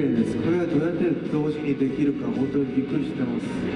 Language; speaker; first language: Japanese; non-native, fluent; Korean